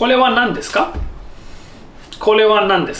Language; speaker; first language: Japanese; non-native, fluent; English